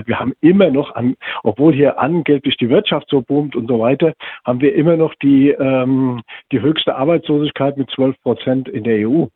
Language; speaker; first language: German; native; German